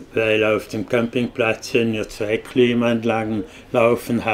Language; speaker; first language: German; non-native, fluent; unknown